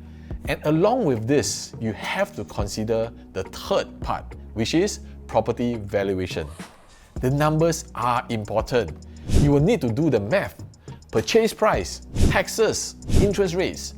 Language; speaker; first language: English; native; English